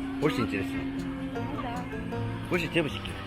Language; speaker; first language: Russian; non-native, learner; Korean